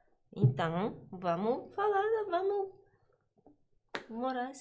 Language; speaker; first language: Portuguese; non-native, learner; Russian